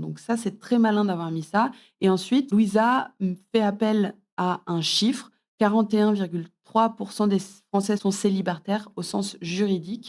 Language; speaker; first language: French; native; French